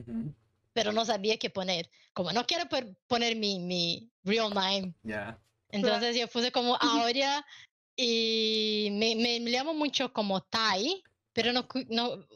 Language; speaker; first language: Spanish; non-native, learner; Portuguese